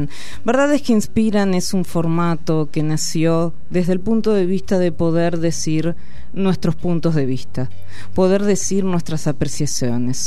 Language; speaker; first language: Spanish; native; Spanish